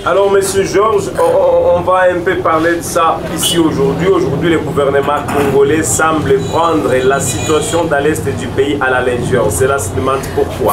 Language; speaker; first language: French; non-native, local second language; Lingala